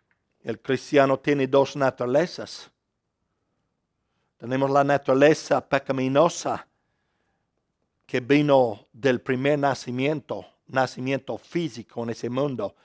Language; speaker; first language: Spanish; non-native, fluent; English